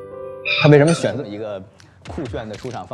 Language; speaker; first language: Chinese; native; Chinese